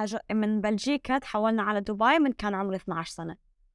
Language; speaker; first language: Arabic; early bilingual, other home language; French